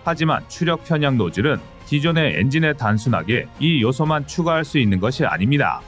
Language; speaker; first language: Korean; native; Korean